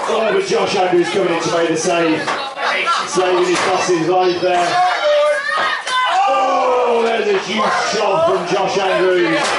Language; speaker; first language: English; native; English